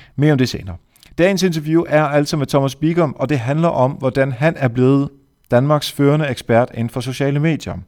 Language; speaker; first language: Danish; native; Danish